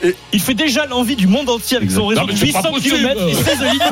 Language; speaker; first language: French; native; French